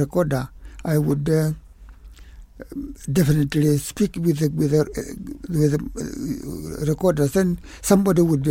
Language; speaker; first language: English; non-native, local second language; Kikuyu